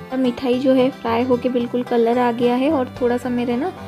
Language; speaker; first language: Hindi; non-native, local second language; Odia